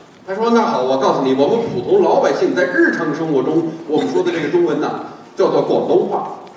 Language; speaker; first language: Chinese; non-native, fluent; English